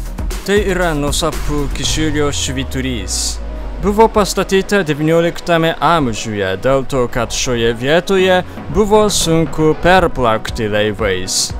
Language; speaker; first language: Lithuanian; non-native, fluent; Japanese